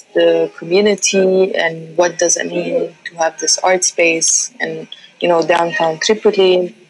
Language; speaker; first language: English; non-native, fluent; Central Atlas Tamazight